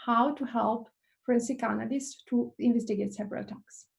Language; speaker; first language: English; non-native, fluent; Albanian